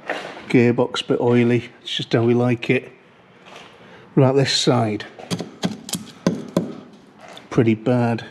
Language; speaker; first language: English; native; English